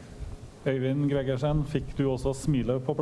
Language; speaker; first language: Norwegian; native; Norwegian